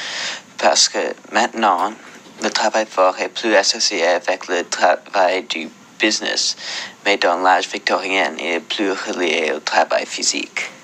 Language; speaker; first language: French; non-native, local second language; English